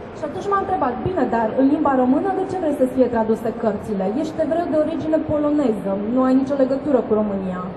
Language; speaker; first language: Romanian; native; Romanian